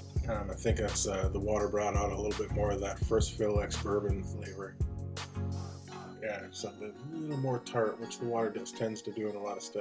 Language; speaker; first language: English; native; English